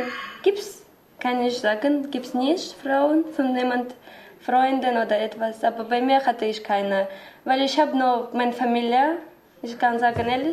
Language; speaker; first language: German; non-native, learner; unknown